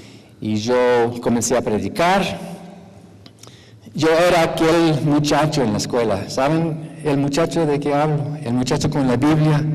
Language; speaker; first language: Spanish; non-native, fluent; English